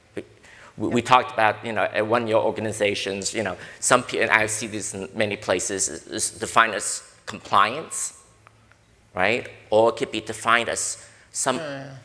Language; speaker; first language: English; native; English